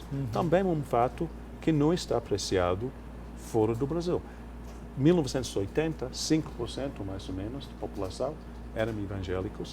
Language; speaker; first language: Portuguese; non-native, fluent; English